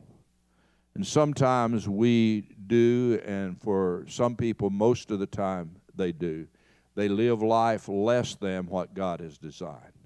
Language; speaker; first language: English; native; English